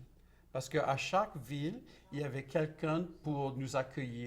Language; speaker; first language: French; non-native, local second language; English